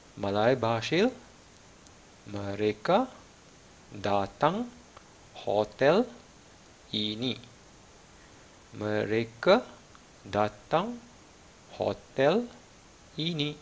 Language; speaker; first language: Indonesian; non-native, fluent; Malayalam